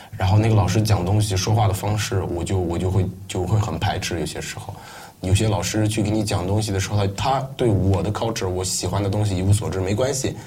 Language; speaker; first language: Chinese; non-native, local second language; Uyghur